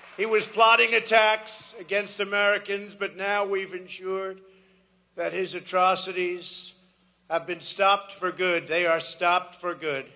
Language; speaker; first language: English; native; English